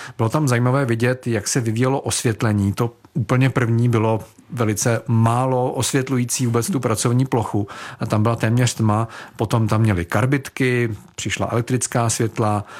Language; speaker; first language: Czech; native; Czech